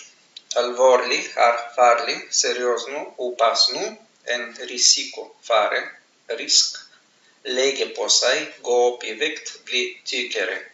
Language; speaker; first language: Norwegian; non-native, fluent; Bulgarian